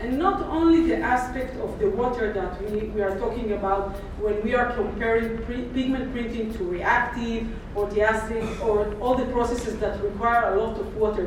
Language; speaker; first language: English; non-native, fluent; Hebrew